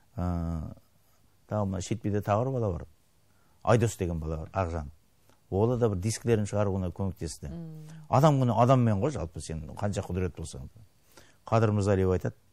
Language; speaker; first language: Kazakh; native; Kazakh